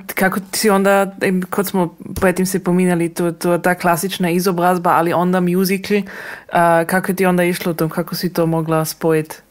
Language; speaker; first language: Croatian; native; Croatian